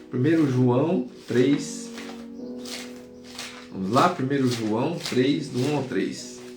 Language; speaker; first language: Portuguese; native; Portuguese